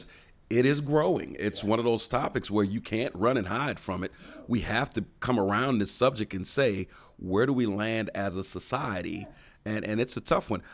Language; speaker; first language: English; native; English